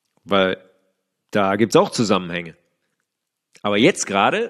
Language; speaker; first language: German; native; German